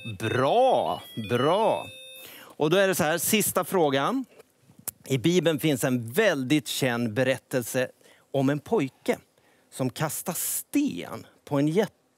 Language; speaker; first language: Swedish; native; Swedish